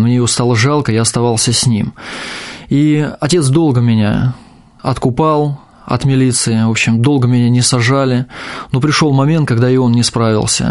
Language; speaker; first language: Russian; native; Russian